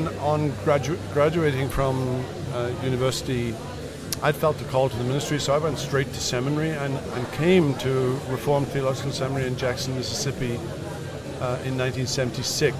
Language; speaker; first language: English; native; English